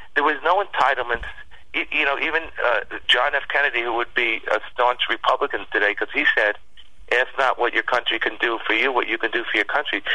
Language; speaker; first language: English; early bilingual, other home language; Spanish